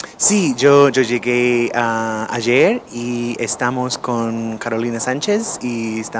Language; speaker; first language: Spanish; non-native, fluent; English